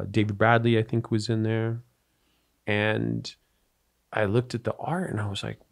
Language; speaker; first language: English; native; English